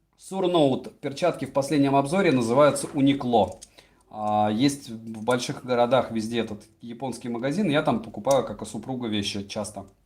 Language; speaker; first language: Russian; native; Russian